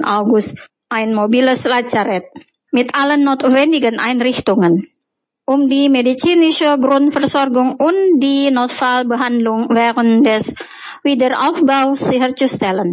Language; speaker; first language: German; non-native, fluent; Indonesian